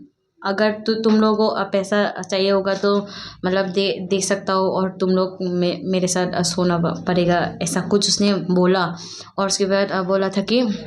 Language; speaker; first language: Hindi; non-native, local second language; Kok Borok